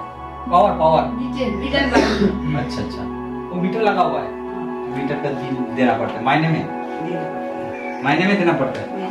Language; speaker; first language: Hindi; non-native, local second language; Bangla